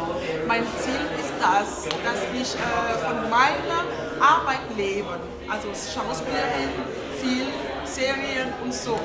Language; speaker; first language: German; non-native, learner; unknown